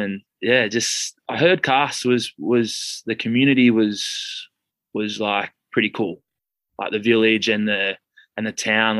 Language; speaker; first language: English; native; English